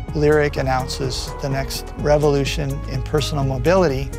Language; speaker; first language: English; non-native, fluent; Chinese